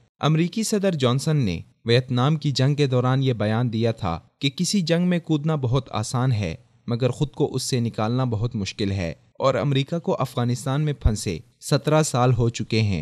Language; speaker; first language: Urdu; native; Urdu